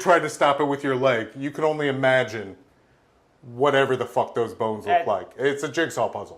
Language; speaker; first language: English; native; English